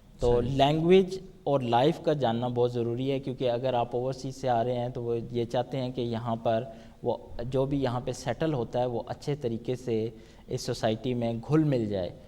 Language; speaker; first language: Urdu; native; Urdu